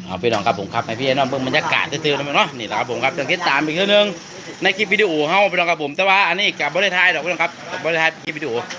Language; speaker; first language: Thai; native; Thai